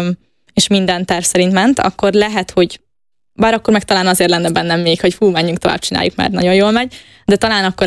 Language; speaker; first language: Hungarian; native; Hungarian